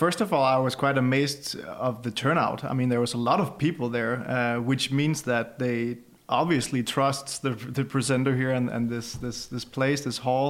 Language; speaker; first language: English; non-native, fluent; Danish